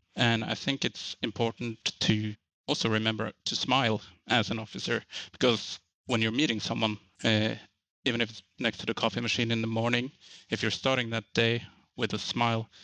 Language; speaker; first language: English; non-native, fluent; Norwegian